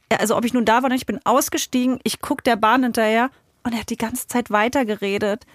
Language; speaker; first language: German; native; German